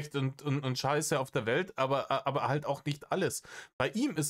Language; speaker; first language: German; native; German